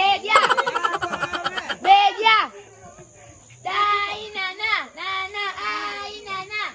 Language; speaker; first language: Filipino; non-native, learner; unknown